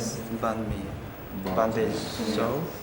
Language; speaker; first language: English; non-native, learner; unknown